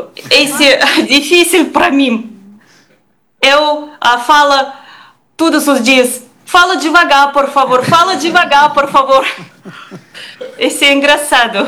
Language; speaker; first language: Portuguese; non-native, learner; Russian